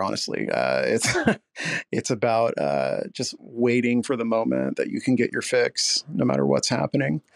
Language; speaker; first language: English; native; English